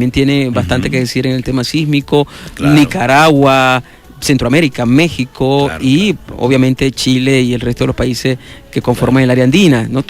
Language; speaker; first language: Spanish; native; Spanish